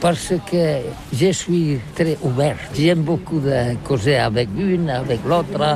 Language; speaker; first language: French; non-native, learner; Catalan